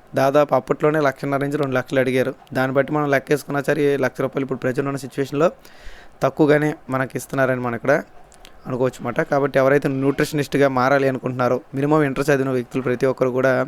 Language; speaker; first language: Telugu; native; Telugu